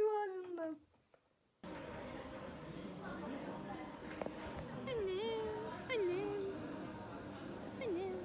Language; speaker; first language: Turkish; native; Turkish